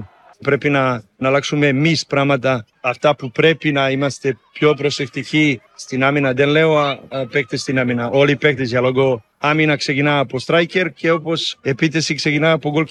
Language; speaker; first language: Greek; non-native, learner; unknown